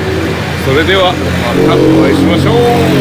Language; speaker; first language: Japanese; native; Japanese